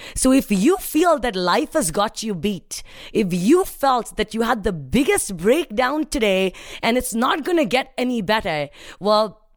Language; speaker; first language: English; non-native, local second language; Hindi